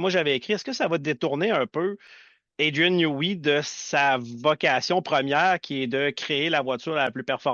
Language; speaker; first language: French; native; French